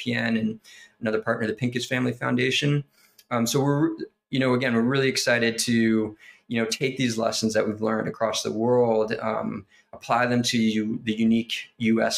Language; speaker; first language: English; native; English